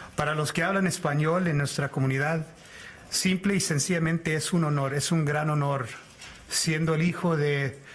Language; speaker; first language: Spanish; early bilingual, heritage; Spanish